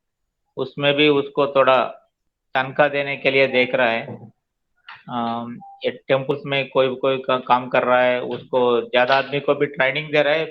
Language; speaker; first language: Hindi; non-native, local second language; Telugu